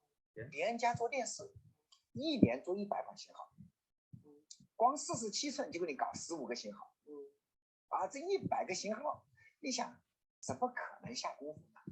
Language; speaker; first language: Chinese; native; Chinese